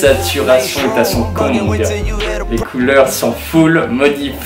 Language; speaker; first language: French; native; French